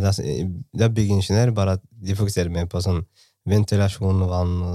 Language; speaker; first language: Norwegian; early bilingual, other home language; Somali